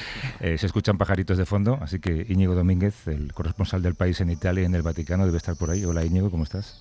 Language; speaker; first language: Spanish; native; Spanish